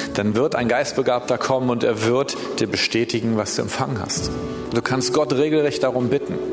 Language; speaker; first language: German; native; German